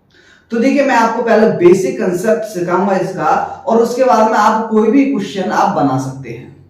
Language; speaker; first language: Hindi; native; Hindi